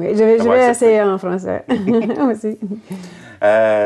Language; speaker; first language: French; non-native, local second language; English